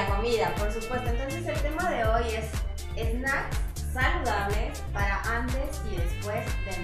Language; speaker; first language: Spanish; native; Spanish